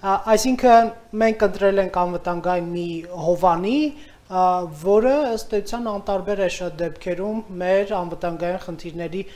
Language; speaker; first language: Armenian; native; Armenian